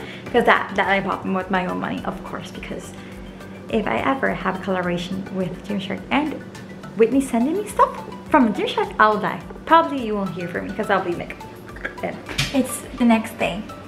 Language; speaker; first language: English; early bilingual, other home language; Spanish